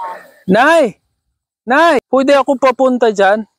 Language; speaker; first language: Filipino; non-native, learner; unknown